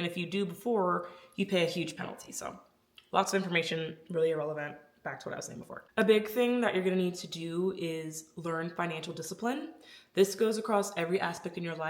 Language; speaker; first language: English; native; English